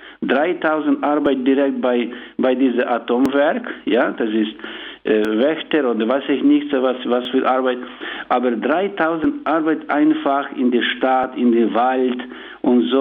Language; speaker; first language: German; non-native, learner; Ukrainian